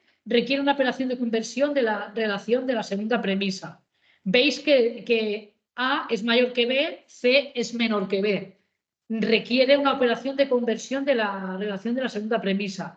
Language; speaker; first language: Spanish; native; Spanish